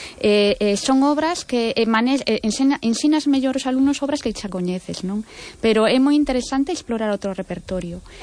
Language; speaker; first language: Galician; non-native, local second language; Spanish